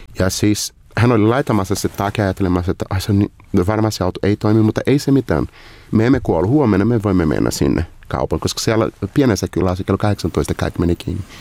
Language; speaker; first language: Finnish; non-native, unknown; Portuguese